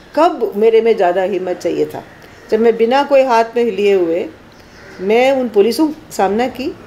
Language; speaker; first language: Hindi; native; Hindi